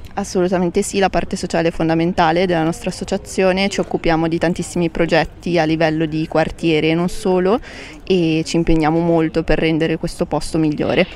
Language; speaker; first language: Italian; native; Italian